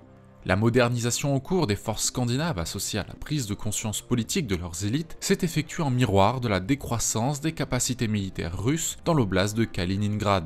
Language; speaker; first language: French; native; French